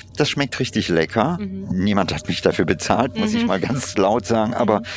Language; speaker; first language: German; non-native, fluent; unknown